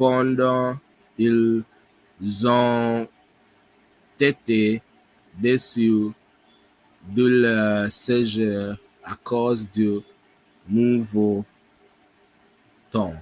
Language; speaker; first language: French; non-native, learner; English